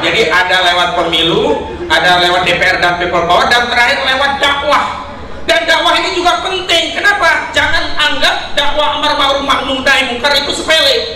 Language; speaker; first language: Indonesian; native; Indonesian